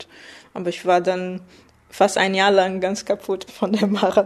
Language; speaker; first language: German; non-native, fluent; Portuguese